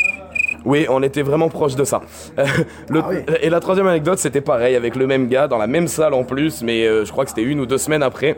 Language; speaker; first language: French; native; French